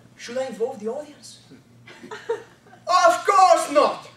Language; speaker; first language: English; non-native, fluent; Bulgarian